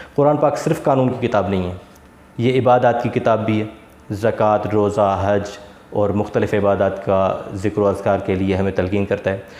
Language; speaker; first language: Urdu; non-native, local second language; Sindhi